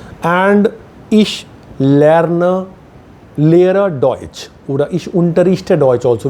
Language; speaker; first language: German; non-native, fluent; Hindi